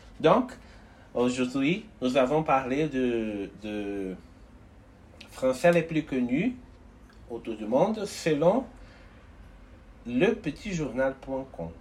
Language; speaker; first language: French; non-native, learner; Portuguese